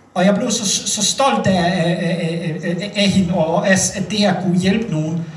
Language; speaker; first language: Danish; non-native, fluent; Bosnian